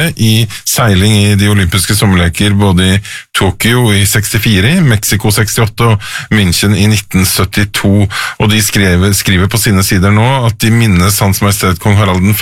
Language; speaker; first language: Norwegian; native; Norwegian